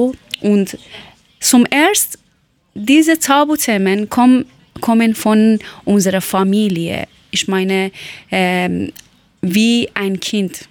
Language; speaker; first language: German; non-native, learner; Persian